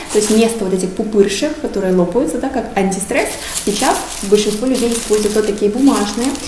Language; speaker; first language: Russian; non-native, fluent; Korean